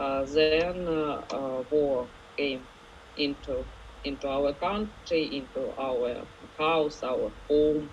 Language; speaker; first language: English; non-native, fluent; Ukrainian